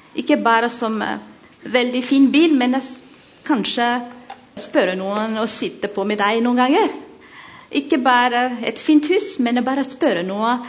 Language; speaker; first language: Norwegian; non-native, learner; Malagasy